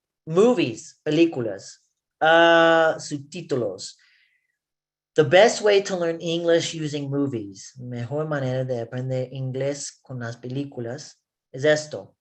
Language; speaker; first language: Spanish; non-native, learner; English